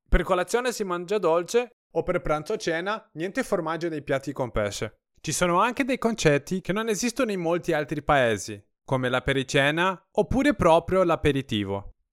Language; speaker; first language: Italian; non-native, fluent; Portuguese